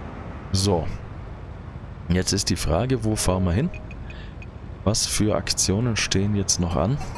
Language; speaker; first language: German; native; German